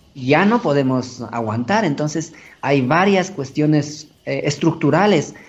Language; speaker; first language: Spanish; native; Spanish